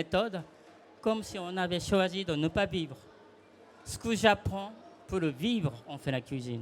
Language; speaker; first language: French; non-native, fluent; Japanese